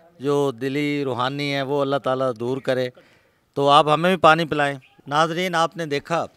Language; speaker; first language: Urdu; non-native, local second language; Punjabi